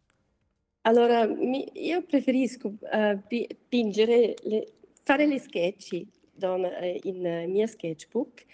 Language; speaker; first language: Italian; non-native, learner; German